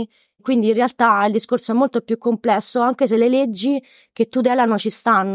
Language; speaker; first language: Italian; native; Italian